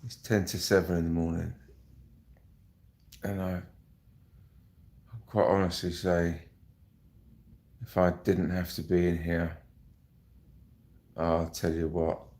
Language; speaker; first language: English; native; English